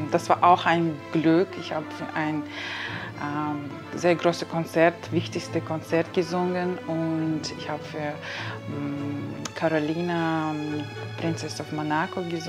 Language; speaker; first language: German; non-native, learner; Kazakh